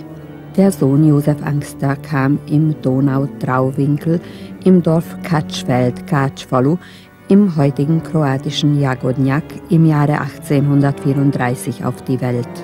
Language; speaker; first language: German; native; German